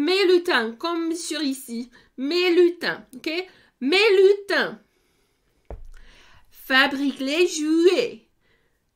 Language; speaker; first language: French; non-native, fluent; English